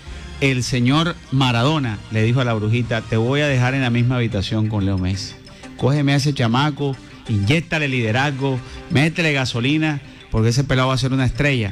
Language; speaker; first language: Spanish; native; Spanish